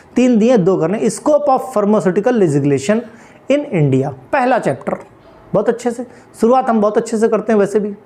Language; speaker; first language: Hindi; native; Hindi